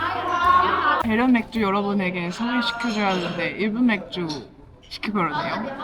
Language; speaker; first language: Korean; non-native, fluent; Chinese